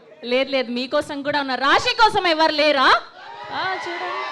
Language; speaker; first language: Telugu; native; Telugu